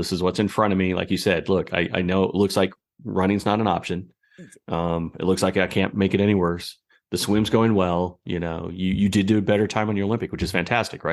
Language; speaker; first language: English; native; English